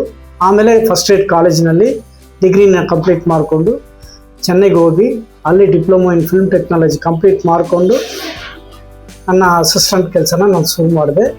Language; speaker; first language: Kannada; non-native, local second language; Tamil